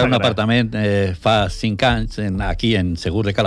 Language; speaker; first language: Catalan; non-native, learner; Portuguese